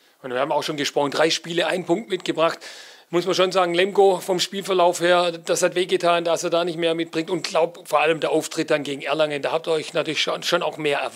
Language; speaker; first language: German; native; German